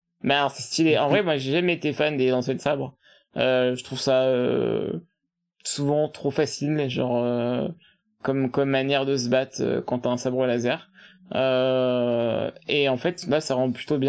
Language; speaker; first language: French; native; French